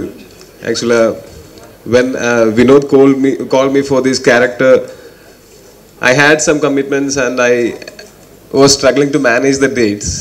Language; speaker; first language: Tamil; non-native, learner; Malayalam